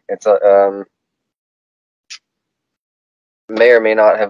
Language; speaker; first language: English; native; English